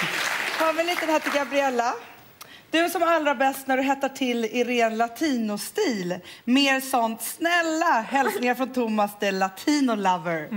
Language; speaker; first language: Swedish; native; Swedish